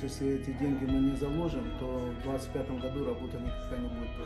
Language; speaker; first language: Russian; native; Russian